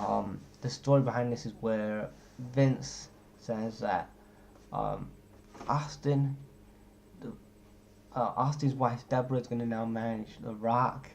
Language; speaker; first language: English; native; English